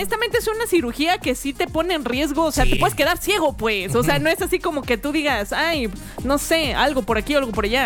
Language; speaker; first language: Spanish; native; Spanish